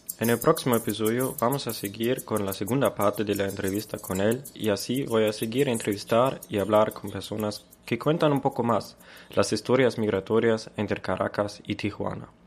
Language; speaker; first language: Spanish; non-native, fluent; German